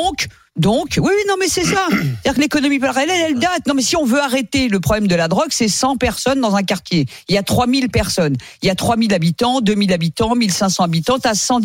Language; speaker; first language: French; native; French